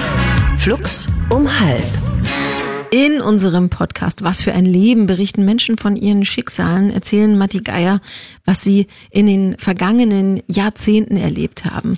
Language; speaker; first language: German; native; German